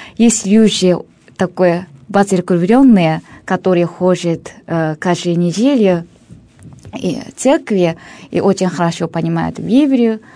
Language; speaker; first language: Russian; non-native, fluent; Japanese